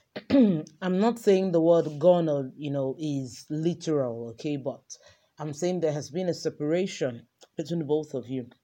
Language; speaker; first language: English; non-native, local second language; Yoruba